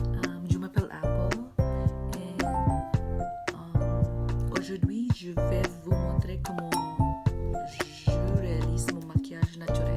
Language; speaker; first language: French; non-native, learner; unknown